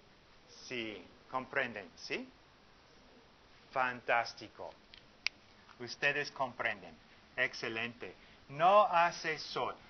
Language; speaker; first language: Spanish; non-native, fluent; English